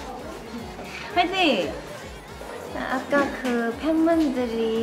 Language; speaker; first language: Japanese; non-native, learner; Korean